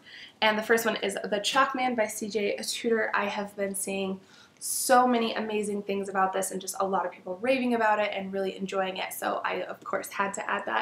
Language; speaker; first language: English; native; English